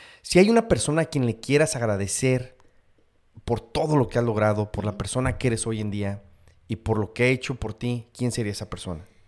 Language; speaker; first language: Spanish; native; Spanish